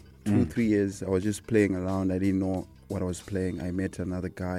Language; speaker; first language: English; non-native, local second language; Shona